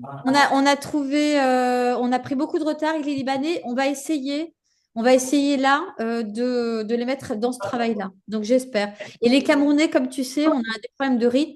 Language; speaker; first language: French; native; French